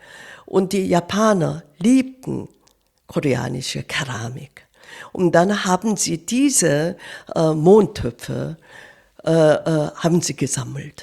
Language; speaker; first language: German; non-native, fluent; Korean